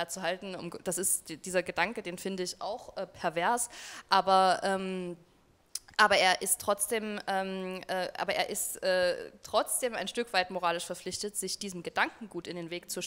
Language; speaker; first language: German; native; German